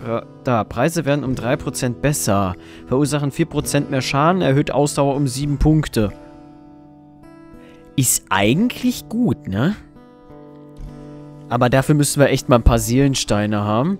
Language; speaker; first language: German; native; German